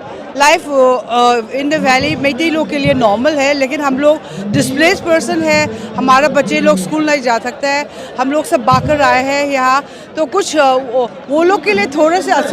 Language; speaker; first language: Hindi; non-native, local second language; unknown